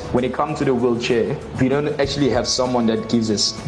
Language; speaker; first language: English; non-native, local second language; Zulu